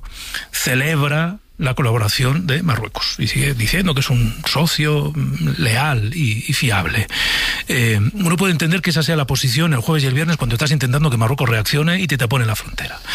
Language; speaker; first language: Spanish; native; Spanish